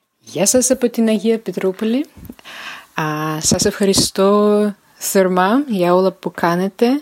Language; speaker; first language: Greek; non-native, learner; Russian